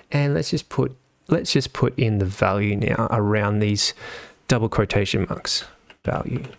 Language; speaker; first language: English; native; English